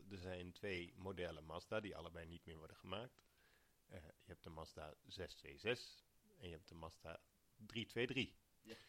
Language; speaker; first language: Dutch; native; Dutch